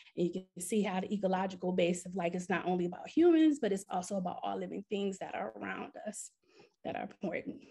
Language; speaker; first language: English; native; English